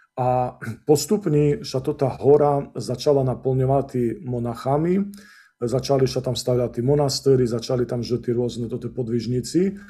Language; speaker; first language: Slovak; non-native, local second language; Rusyn